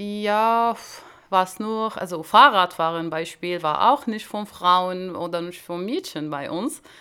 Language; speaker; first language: German; non-native, learner; Arabic